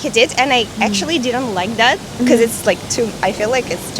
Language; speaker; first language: English; non-native, fluent; Russian